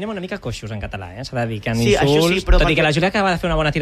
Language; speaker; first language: Catalan; native; Catalan